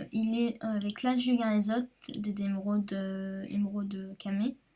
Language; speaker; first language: French; native; French